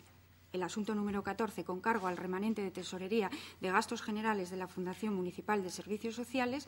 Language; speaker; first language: Spanish; native; Spanish